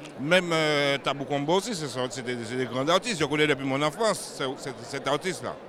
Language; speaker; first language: French; non-native, local second language; Haitian Creole